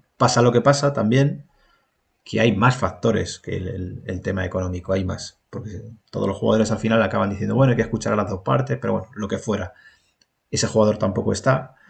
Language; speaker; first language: Spanish; native; Spanish